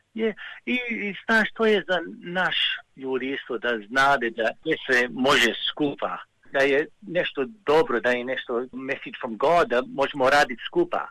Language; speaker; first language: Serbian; early bilingual, heritage; Serbian